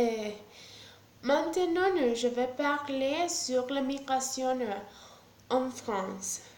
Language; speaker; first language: French; non-native, learner; Spanish